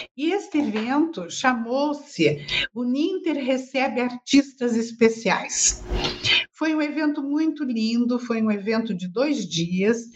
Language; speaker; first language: Portuguese; native; Portuguese